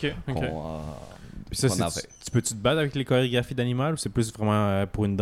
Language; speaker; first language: French; native; French